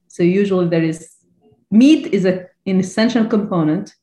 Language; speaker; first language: English; non-native, fluent; Arabic